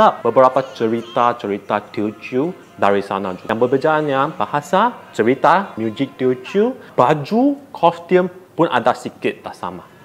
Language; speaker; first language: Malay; non-native, local second language; Chinese